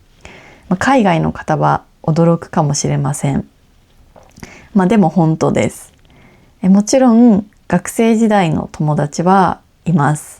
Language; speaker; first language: Japanese; native; Japanese